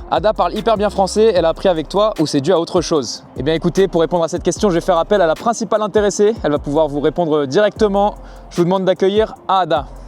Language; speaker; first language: French; native; French